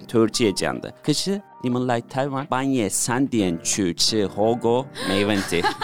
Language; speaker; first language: Chinese; non-native, fluent; Turkish